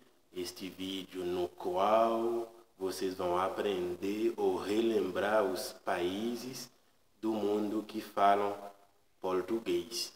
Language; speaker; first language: Portuguese; non-native, learner; Haitian Creole